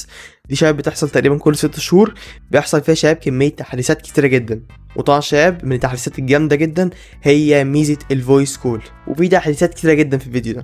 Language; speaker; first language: Arabic; native; Arabic